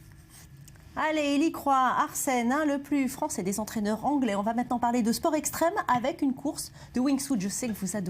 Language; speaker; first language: French; native; French